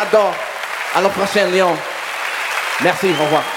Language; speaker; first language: French; non-native, learner; English